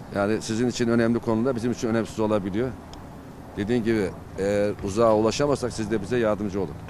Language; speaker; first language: Turkish; native; Turkish